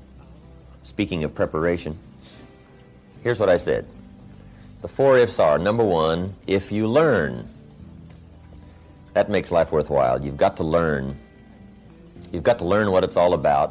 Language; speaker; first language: English; native; English